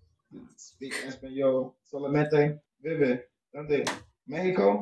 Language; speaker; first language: Spanish; non-native, learner; English